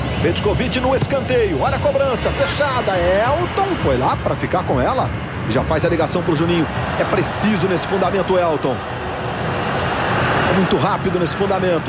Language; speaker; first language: Portuguese; native; Portuguese